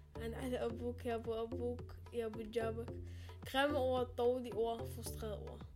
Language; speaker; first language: Danish; early bilingual, other home language; Arabic